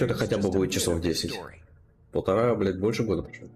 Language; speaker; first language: Russian; native; Russian